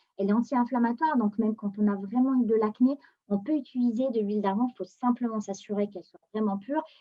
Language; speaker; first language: French; non-native, local second language; Arabic